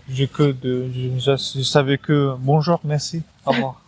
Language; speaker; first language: French; non-native, learner; Persian